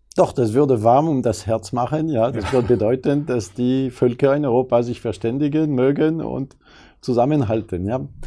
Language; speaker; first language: German; non-native, fluent; French